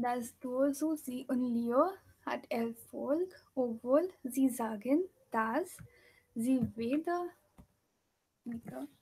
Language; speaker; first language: German; non-native, fluent; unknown